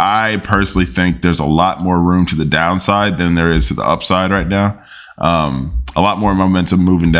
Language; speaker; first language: English; native; English